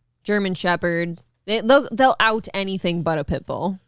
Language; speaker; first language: English; native; English